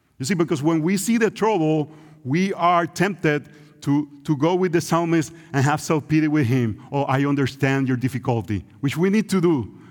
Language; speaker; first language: English; non-native, local second language; Spanish